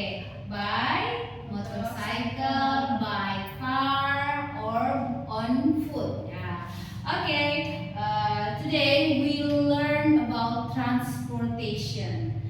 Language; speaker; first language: English; non-native, learner; Indonesian